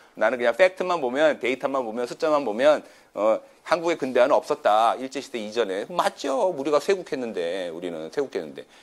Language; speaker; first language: Korean; native; Korean